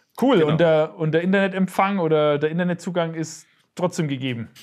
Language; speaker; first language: German; native; German